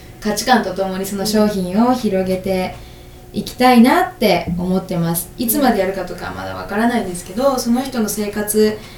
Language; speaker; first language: Japanese; native; Japanese